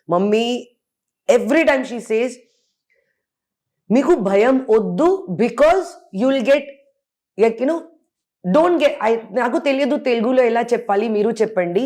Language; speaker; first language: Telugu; non-native, fluent; Hindi